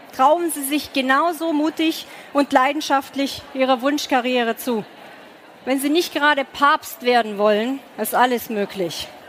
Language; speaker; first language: German; early bilingual, other home language; Romanian